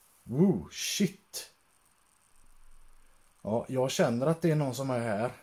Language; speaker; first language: Swedish; native; Swedish